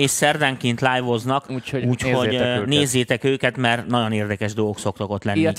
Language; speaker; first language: Hungarian; native; Hungarian